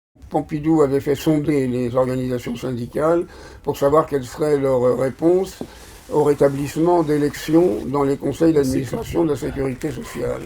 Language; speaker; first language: French; native; French